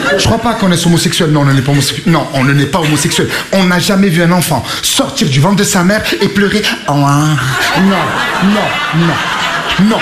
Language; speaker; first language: French; native; French